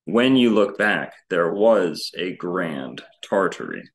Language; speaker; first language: English; native; English